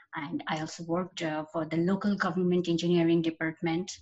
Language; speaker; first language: English; non-native, local second language; Bangla